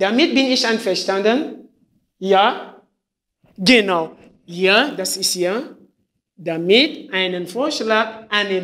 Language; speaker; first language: German; non-native, fluent; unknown